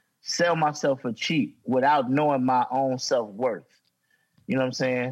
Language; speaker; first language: English; native; English